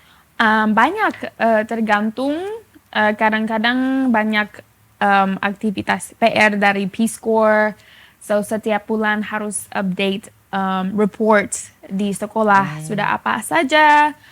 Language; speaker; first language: Indonesian; non-native, fluent; English